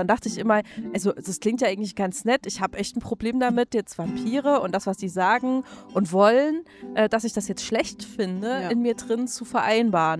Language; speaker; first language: German; native; German